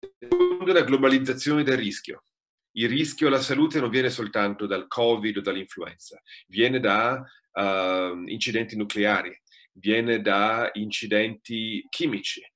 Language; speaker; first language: Italian; native; Italian